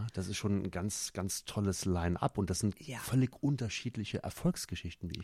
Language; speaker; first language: German; native; German